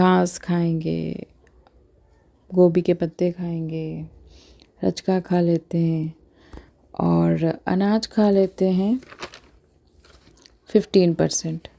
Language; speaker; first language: Hindi; native; Hindi